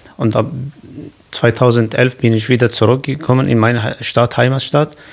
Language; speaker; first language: German; non-native, learner; Kurdish